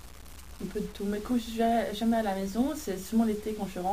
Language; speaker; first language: French; non-native, fluent; Swedish